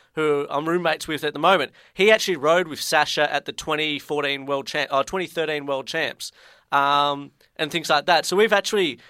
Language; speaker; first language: English; native; English